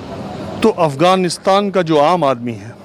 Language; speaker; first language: Hindi; native; Hindi